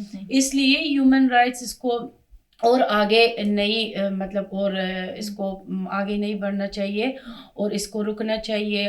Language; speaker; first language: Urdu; non-native, fluent; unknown